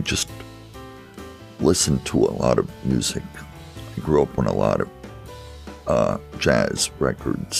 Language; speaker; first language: English; native; English